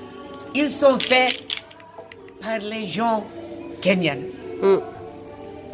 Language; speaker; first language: French; non-native, learner; English